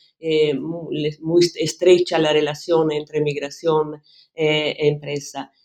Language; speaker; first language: Spanish; non-native, fluent; Italian